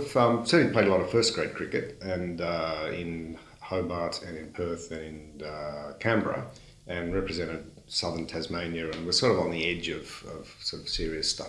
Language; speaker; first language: English; native; English